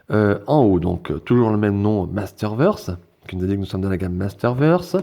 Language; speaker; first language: French; native; French